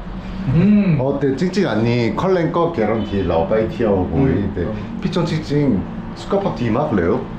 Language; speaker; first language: Thai; non-native, learner; Korean